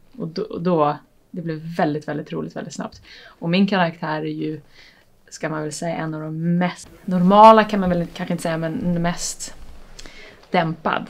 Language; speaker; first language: Swedish; native; Swedish